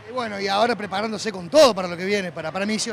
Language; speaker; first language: Spanish; native; Spanish